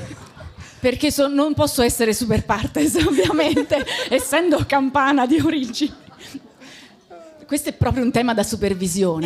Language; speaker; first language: Italian; native; Italian